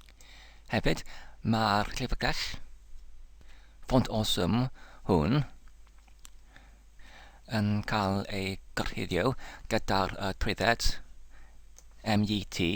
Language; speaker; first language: Welsh; non-native, learner; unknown